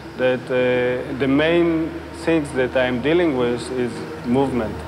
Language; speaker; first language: English; non-native, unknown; Hebrew